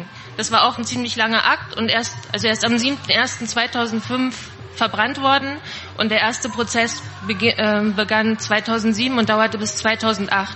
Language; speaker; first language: German; native; German